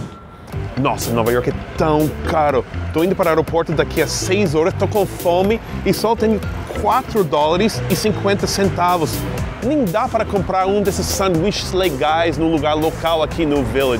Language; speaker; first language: Portuguese; non-native, fluent; English